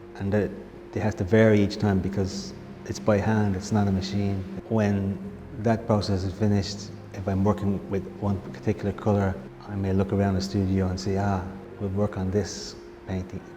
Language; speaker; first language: English; native; English